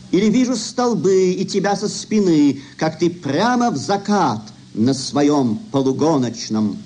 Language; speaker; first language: Russian; native; Russian